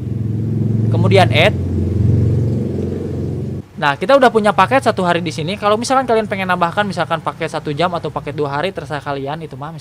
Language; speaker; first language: Indonesian; native; Indonesian